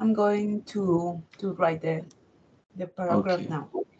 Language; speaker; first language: English; non-native, learner; Spanish